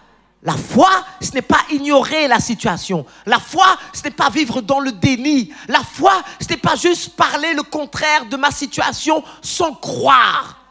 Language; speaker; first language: French; native; French